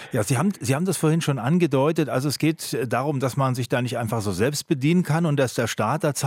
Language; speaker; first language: German; native; German